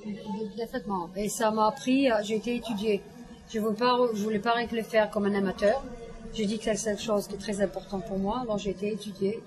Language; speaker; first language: French; non-native, fluent; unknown